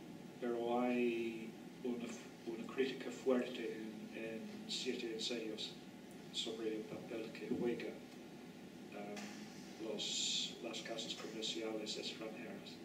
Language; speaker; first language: Spanish; non-native, fluent; English